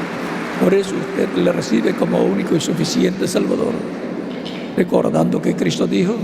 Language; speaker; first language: Spanish; native; Spanish